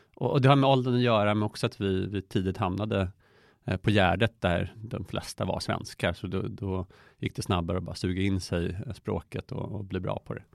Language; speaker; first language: Swedish; early bilingual, other home language; Persian